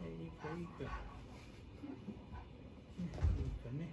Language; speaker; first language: Japanese; native; Japanese